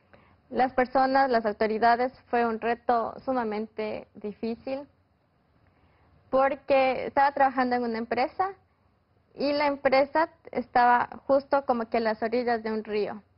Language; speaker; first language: Spanish; native; Spanish